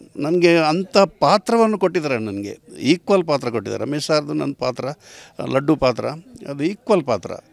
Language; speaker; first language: Kannada; non-native, local second language; Tulu